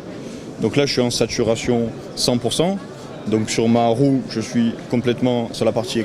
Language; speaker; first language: French; native; French